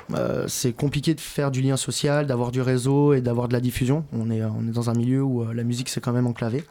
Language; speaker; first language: French; native; French